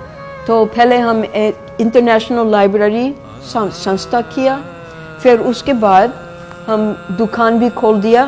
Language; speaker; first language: Hindi; non-native, fluent; English